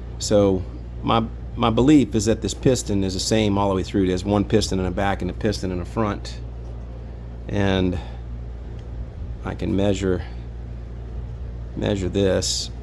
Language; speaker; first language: English; native; English